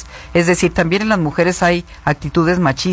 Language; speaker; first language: Spanish; native; Spanish